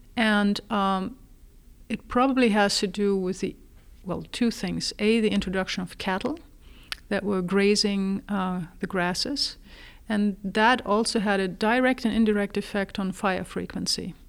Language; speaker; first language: English; non-native, fluent; German